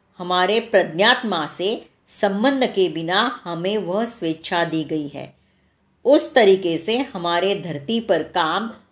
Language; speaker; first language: Hindi; non-native, local second language; Marathi